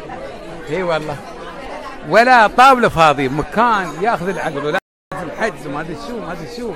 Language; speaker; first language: Arabic; native; Arabic